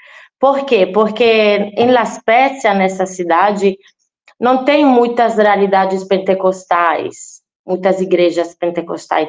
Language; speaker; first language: Portuguese; non-native, fluent; Italian